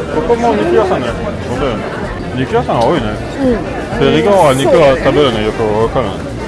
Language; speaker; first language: Japanese; non-native, fluent; French